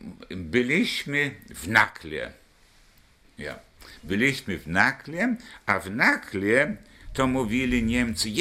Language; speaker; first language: Polish; non-native, local second language; German